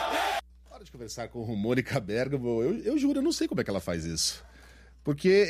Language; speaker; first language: Portuguese; native; Portuguese